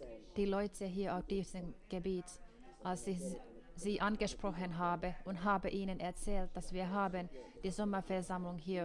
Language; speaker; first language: German; non-native, fluent; Finnish